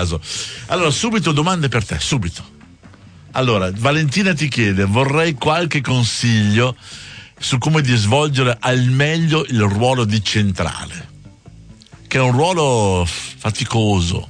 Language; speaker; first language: Italian; native; Italian